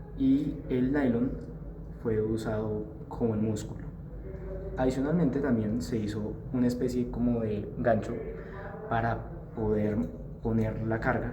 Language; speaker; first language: Spanish; native; Spanish